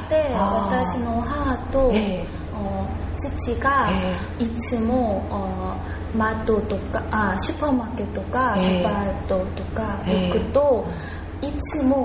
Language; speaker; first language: Japanese; non-native, learner; Korean